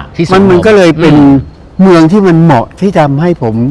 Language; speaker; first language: Thai; native; Thai